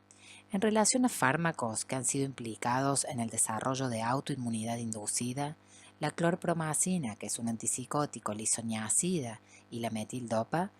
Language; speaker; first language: Spanish; native; Spanish